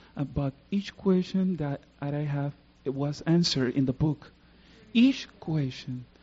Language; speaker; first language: English; non-native, fluent; Spanish